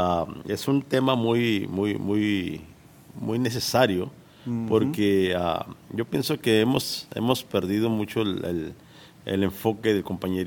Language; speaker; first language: Spanish; native; Spanish